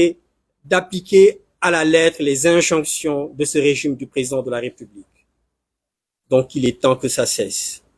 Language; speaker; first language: French; non-native, local second language; Wolof